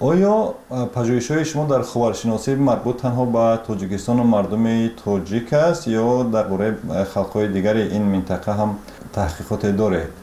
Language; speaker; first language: Tajik; native; Tajik